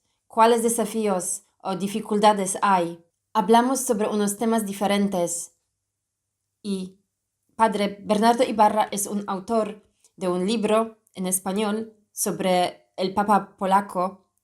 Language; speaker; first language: Spanish; non-native, fluent; Polish